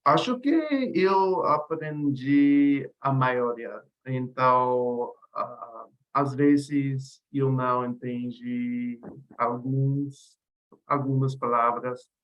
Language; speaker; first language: Portuguese; non-native, learner; English